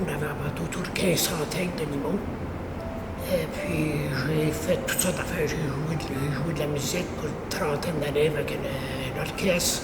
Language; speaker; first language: French; native; French